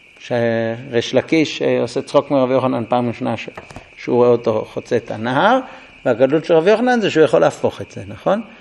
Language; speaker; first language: Hebrew; non-native, fluent; English